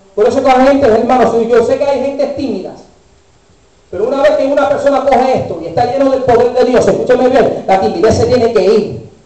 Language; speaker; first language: Spanish; early bilingual, heritage; Spanish